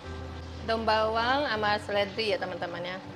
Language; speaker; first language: Indonesian; native; Indonesian